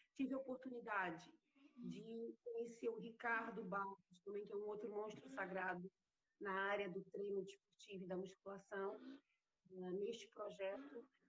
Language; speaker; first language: Portuguese; native; Portuguese